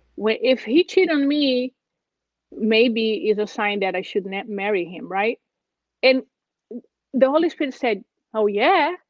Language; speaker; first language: English; non-native, fluent; Portuguese